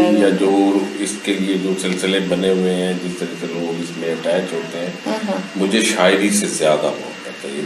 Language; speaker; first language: Urdu; early bilingual, heritage; Urdu